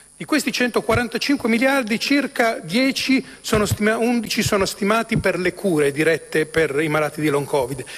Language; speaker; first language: Italian; native; Italian